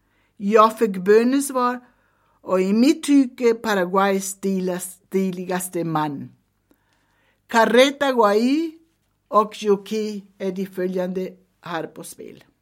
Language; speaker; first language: Swedish; early bilingual, heritage; Swedish